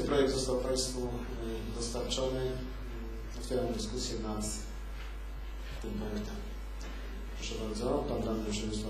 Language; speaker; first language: Polish; native; Polish